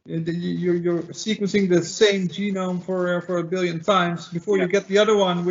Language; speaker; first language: English; non-native, fluent; Dutch